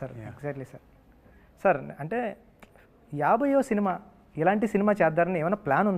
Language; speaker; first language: Telugu; native; Telugu